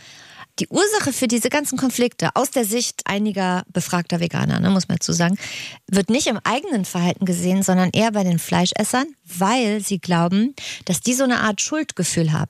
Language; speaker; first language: German; native; German